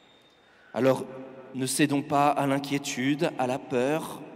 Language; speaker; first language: French; native; French